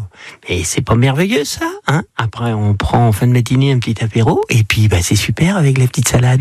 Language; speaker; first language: French; native; French